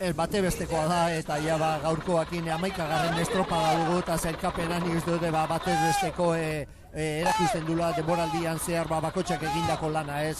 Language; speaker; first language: Basque; native; Basque